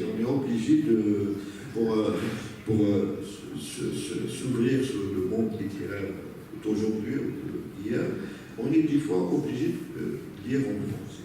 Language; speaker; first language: French; non-native, local second language; Arabic